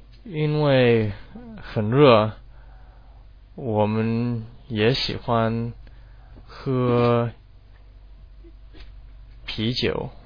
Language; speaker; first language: Chinese; non-native, learner; English